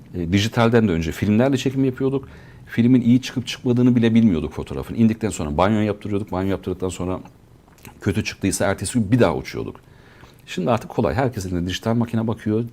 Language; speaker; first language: Turkish; native; Turkish